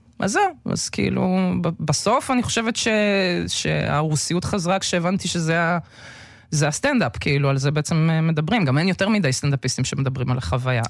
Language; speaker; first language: Hebrew; native; Hebrew